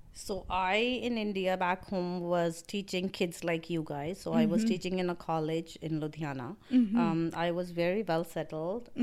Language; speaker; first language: English; non-native, local second language; Punjabi